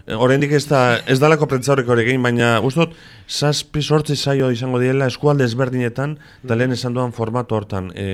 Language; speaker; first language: Basque; native; Basque